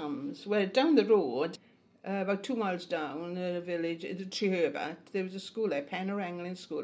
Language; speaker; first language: English; native; English